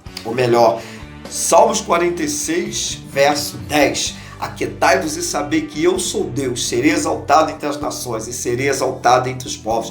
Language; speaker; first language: Portuguese; native; Portuguese